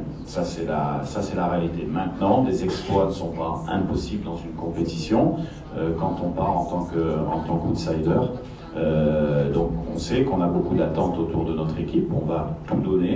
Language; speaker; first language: French; native; French